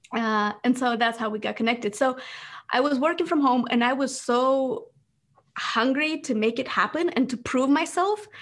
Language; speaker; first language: English; non-native, fluent; Romanian